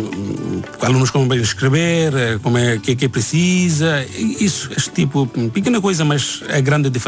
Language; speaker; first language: Portuguese; non-native, learner; Bangla